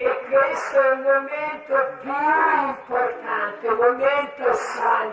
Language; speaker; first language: Italian; non-native, learner; Croatian